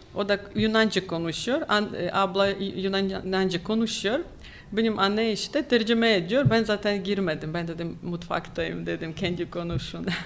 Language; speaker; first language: Turkish; non-native, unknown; Ukrainian